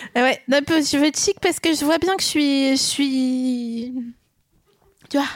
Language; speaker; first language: French; native; French